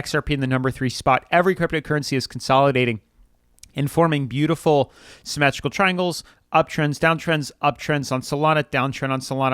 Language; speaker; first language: English; native; English